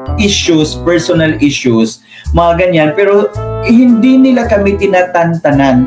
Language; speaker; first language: Filipino; non-native, local second language; Cebuano